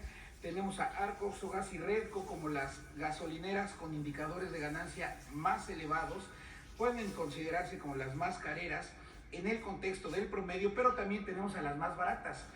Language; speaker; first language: Spanish; native; Spanish